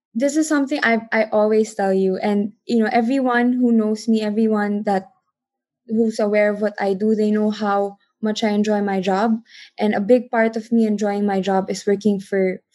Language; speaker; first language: English; non-native, local second language; Filipino